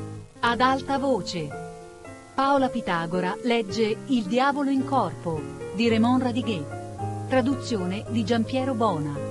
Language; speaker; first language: Italian; native; Italian